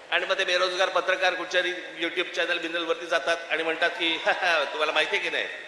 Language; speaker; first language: Marathi; native; Marathi